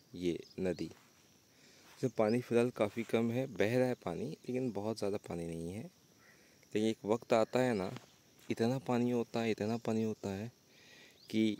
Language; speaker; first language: Hindi; native; Hindi